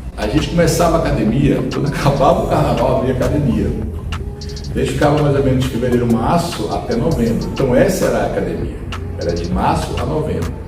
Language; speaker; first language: Portuguese; native; Portuguese